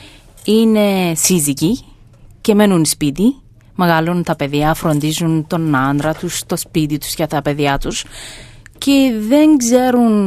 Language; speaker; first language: Greek; non-native, fluent; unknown